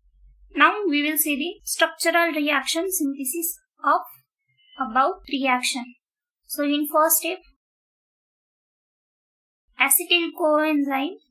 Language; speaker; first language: English; non-native, local second language; Marathi